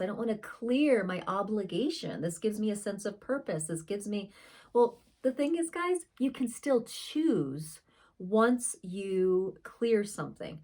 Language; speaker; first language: English; native; English